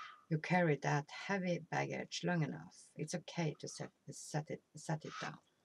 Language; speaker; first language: English; non-native, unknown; Norwegian